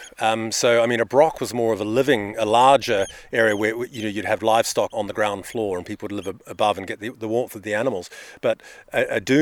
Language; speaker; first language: English; native; English